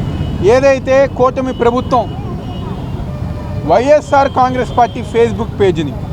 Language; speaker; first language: Telugu; native; Telugu